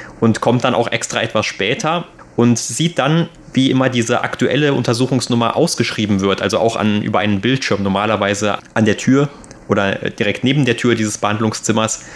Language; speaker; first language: German; native; German